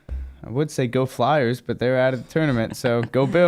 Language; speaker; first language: English; native; English